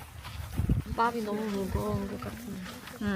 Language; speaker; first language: Korean; non-native, learner; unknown